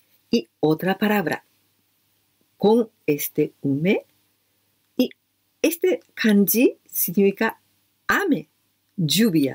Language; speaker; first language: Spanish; non-native, fluent; Japanese